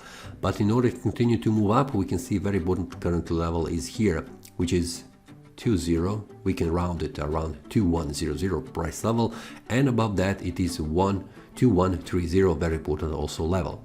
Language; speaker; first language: English; non-native, fluent; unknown